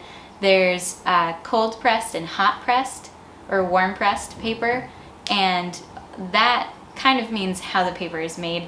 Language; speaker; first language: English; native; English